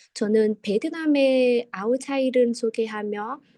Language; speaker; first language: Korean; non-native, fluent; Vietnamese